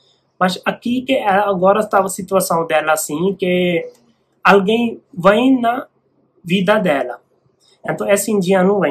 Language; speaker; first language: Portuguese; non-native, learner; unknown